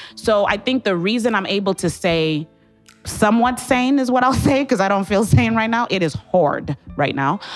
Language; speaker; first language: English; non-native, local second language; Shona